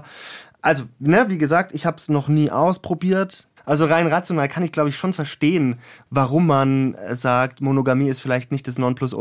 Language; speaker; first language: German; native; German